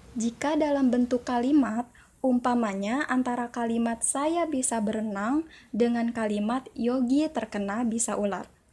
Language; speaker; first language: Indonesian; native; Indonesian